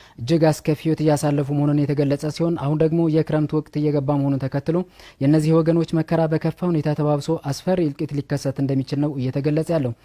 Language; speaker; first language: Amharic; native; Amharic